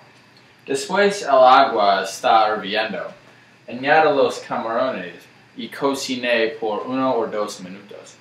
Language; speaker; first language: Spanish; non-native, learner; English